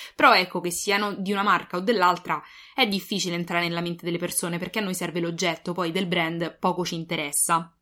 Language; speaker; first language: Italian; native; Italian